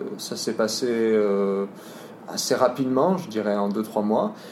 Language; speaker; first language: French; native; French